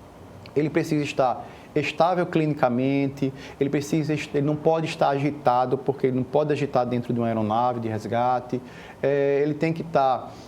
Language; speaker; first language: Portuguese; native; Portuguese